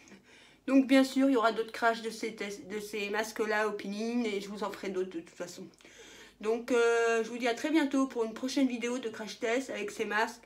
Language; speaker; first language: French; native; French